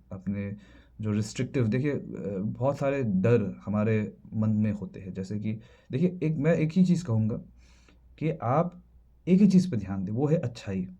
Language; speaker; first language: Hindi; non-native, local second language; Assamese